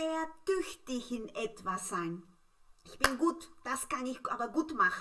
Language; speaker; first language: German; non-native, fluent; Spanish